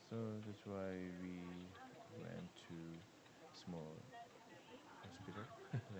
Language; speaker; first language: English; non-native, learner; Korean